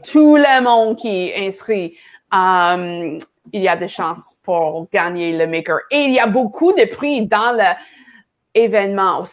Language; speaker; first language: French; non-native, learner; English